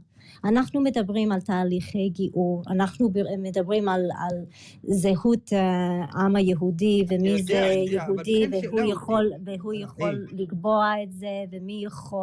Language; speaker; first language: Hebrew; early bilingual, other home language; English